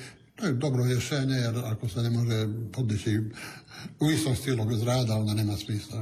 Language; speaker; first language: Serbian; non-native, local second language; Italian